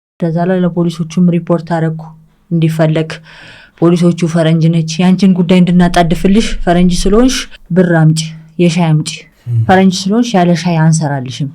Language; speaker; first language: Amharic; early bilingual, other home language; English